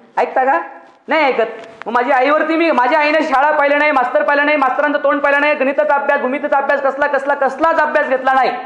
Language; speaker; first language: Marathi; non-native, local second language; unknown